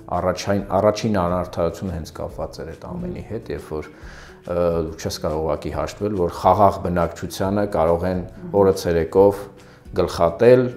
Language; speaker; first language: Armenian; early bilingual, other home language; Russian